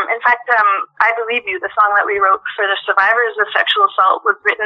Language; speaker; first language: English; non-native, fluent; French